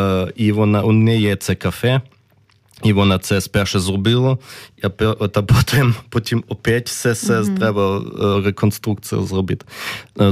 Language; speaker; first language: Ukrainian; early bilingual, heritage; German